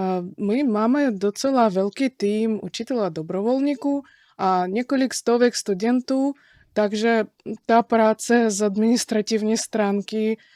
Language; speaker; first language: Czech; non-native, fluent; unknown